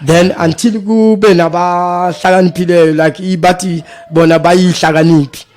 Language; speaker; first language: Zulu; native; Zulu